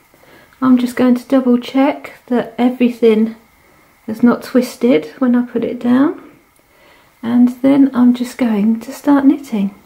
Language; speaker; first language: English; native; English